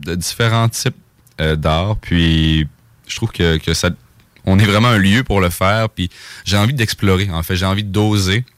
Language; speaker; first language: French; native; French